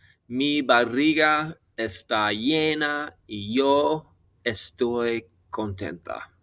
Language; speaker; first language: Spanish; non-native, fluent; English